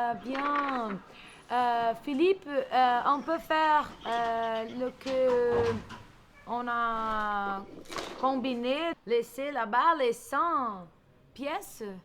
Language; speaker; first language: French; non-native, learner; Portuguese